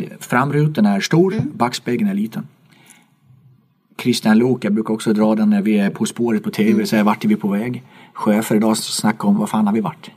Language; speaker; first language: Swedish; native; Swedish